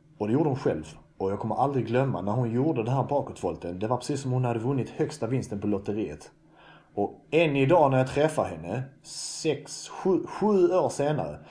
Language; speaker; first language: Swedish; native; Swedish